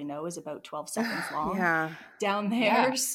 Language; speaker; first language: English; native; English